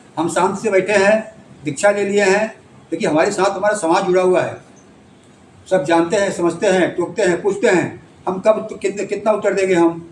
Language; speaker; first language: Hindi; native; Hindi